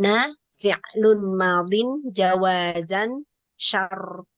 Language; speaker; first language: Arabic; non-native, learner; Indonesian